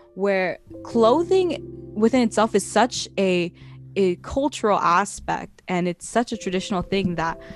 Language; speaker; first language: English; early bilingual, other home language; Filipino